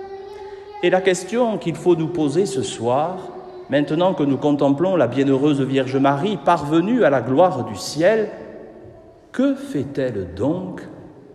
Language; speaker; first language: French; native; French